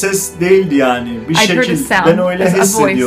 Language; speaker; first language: Turkish; non-native, learner; Azerbaijani